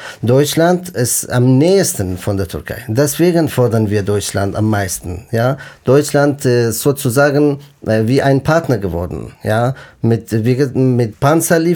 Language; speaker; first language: German; non-native, fluent; Kurdish